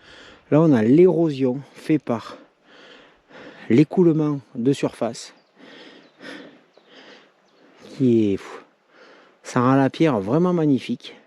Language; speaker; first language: French; native; French